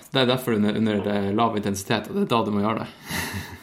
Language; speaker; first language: Norwegian; native; Norwegian